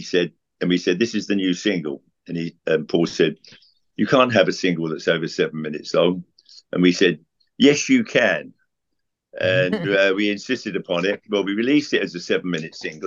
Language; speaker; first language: English; native; English